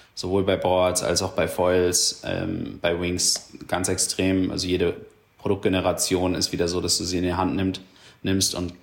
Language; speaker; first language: German; native; German